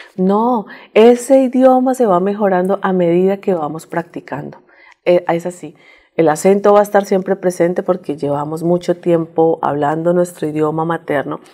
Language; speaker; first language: Spanish; native; Spanish